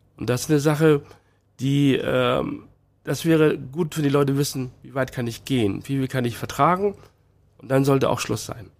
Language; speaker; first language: German; early bilingual, other home language; Chinese